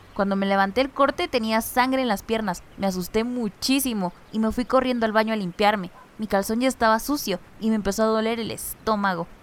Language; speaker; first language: Spanish; non-native, local second language; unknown